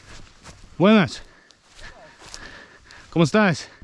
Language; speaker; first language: Spanish; non-native, learner; English